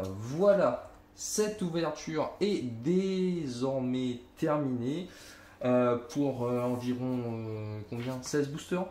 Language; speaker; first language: French; native; French